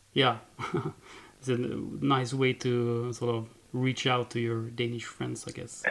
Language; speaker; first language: English; non-native, fluent; Swedish